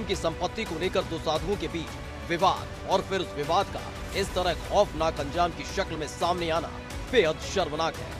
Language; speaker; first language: Hindi; native; Hindi